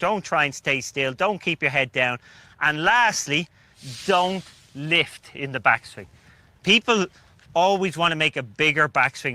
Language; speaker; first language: English; native; English